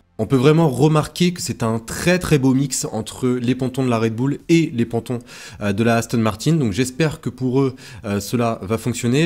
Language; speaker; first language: French; native; French